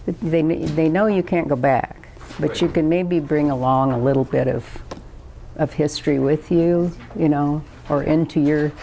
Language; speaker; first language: English; native; English